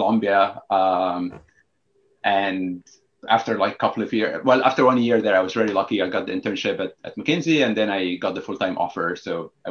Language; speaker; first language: English; non-native, fluent; Arabic